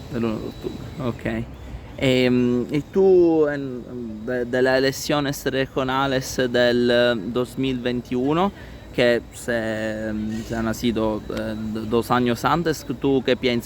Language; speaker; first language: Spanish; non-native, learner; Italian